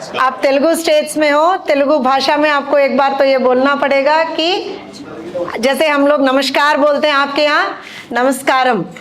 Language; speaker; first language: Hindi; non-native, local second language; Telugu